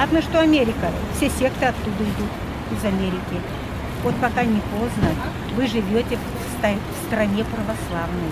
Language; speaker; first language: Russian; native; Russian